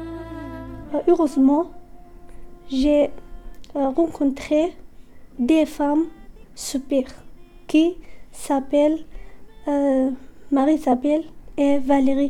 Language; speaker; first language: French; non-native, learner; Arabic